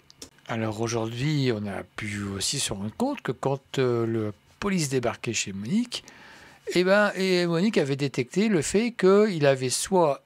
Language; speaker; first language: French; native; French